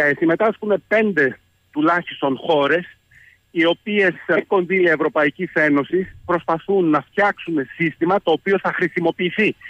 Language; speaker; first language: Greek; early bilingual, heritage; Greek